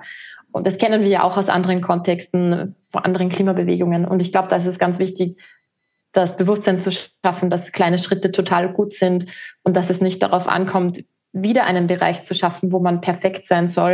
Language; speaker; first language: German; native; German